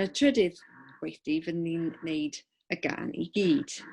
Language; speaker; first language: Welsh; non-native, local second language; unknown